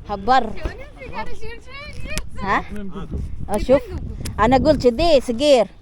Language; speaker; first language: Arabic; non-native, learner; Filipino